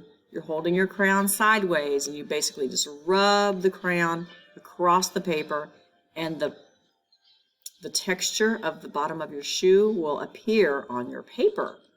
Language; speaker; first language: English; native; English